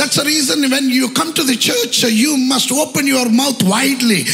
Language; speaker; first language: English; non-native, local second language; Malayalam